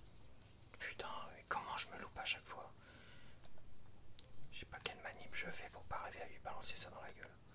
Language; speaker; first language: French; native; French